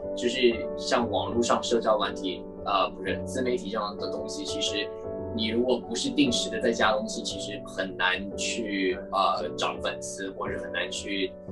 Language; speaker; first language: Chinese; native; Chinese